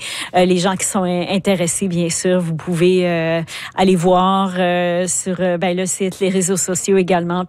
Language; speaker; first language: French; native; French